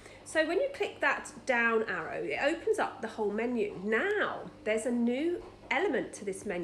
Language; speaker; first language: English; native; English